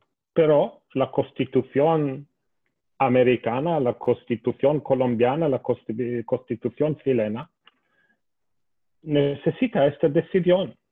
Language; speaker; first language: Spanish; non-native, fluent; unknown